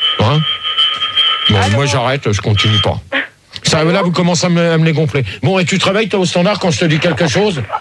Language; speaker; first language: French; native; French